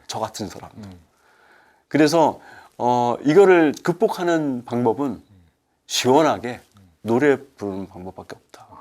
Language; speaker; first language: Korean; early bilingual, heritage; Korean